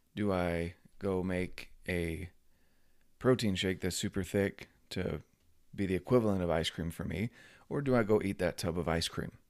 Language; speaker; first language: English; native; English